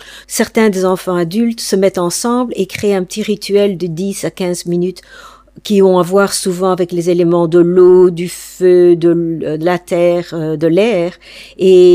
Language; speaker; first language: French; non-native, fluent; English